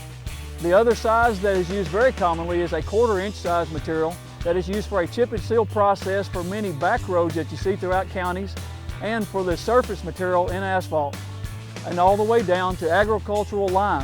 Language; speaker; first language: English; native; English